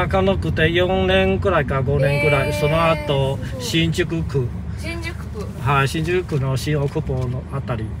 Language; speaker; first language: Japanese; non-native, fluent; Chinese